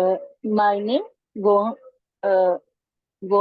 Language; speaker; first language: German; non-native, learner; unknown